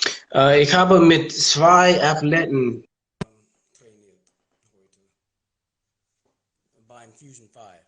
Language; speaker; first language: German; non-native, learner; English